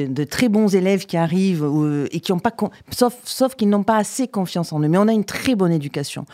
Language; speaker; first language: French; native; French